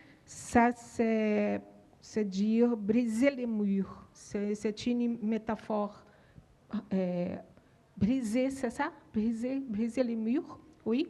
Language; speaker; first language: French; non-native, learner; Portuguese